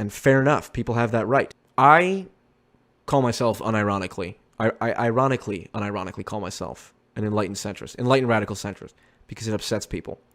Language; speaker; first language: English; native; English